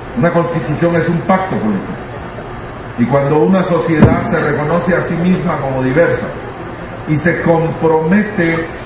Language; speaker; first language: Spanish; non-native, local second language; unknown